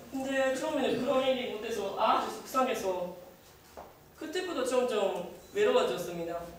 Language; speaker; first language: Korean; non-native, learner; Japanese